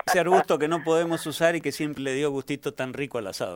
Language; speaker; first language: Spanish; native; Spanish